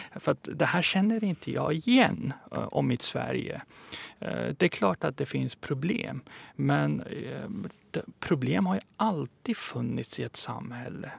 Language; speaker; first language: Swedish; early bilingual, other home language; Persian